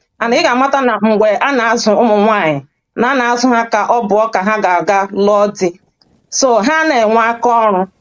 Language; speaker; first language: Igbo; early bilingual, heritage; Igbo